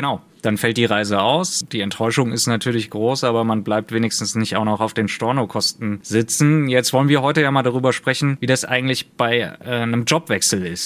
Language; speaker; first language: German; native; German